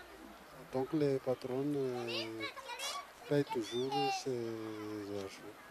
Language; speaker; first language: French; non-native, local second language; Malagasy